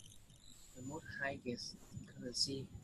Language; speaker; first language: English; non-native, learner; Vietnamese